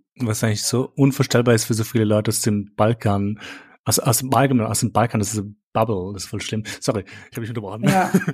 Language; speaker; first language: German; early bilingual, other home language; Albanian